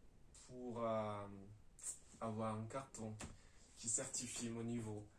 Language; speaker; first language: French; non-native, learner; Spanish